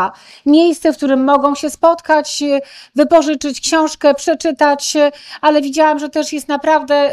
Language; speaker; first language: Polish; native; Polish